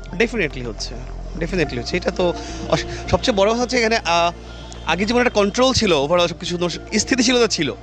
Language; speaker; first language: Bangla; native; Bangla